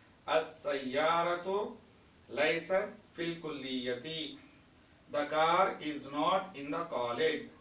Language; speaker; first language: Hindi; non-native, fluent; Urdu